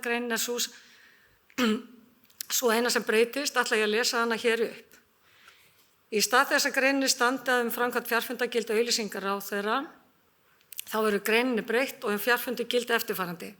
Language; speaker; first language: Icelandic; native; Icelandic